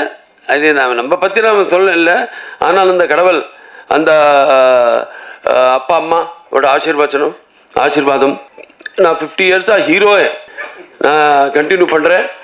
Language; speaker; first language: Tamil; non-native, local second language; Telugu